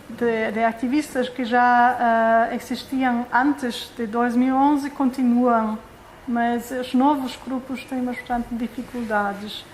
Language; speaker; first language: Portuguese; non-native, fluent; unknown